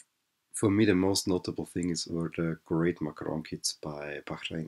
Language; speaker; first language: English; non-native, fluent; German